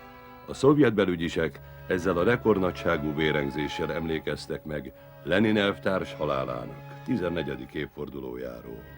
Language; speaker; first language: Hungarian; native; Hungarian